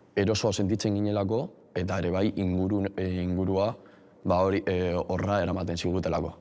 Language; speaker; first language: Basque; early bilingual, other home language; Arabic